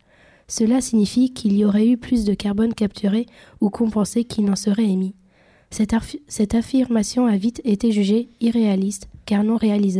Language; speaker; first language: French; native; French